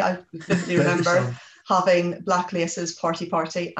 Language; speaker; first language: English; native; English